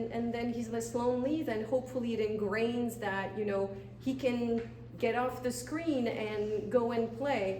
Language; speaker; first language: English; non-native, fluent; French